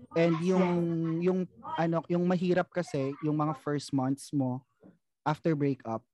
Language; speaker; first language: Filipino; non-native, local second language; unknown